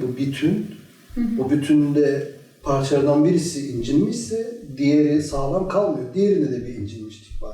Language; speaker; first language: Turkish; native; Turkish